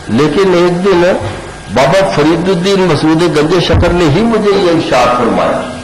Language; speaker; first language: Urdu; non-native, local second language; Punjabi